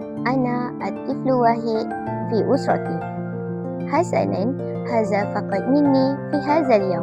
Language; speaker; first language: Arabic; non-native, learner; Malay